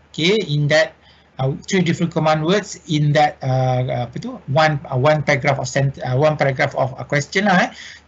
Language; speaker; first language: English; non-native, local second language; Malay